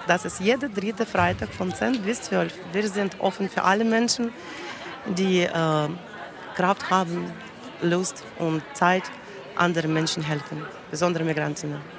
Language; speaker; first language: German; non-native, learner; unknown